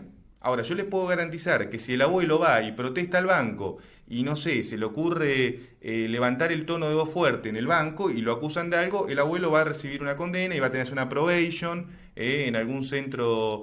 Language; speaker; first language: Spanish; native; Spanish